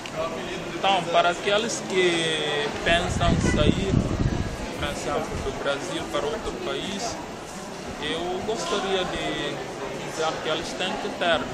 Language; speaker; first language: Portuguese; non-native, local second language; Upper Guinea Crioulo